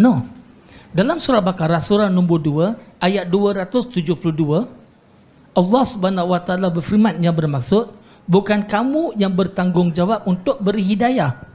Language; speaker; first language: Malay; non-native, local second language; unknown